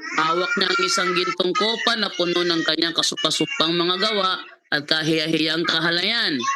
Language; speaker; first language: Filipino; non-native, local second language; Cebuano